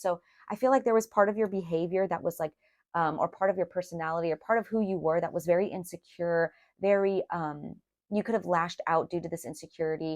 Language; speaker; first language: English; native; English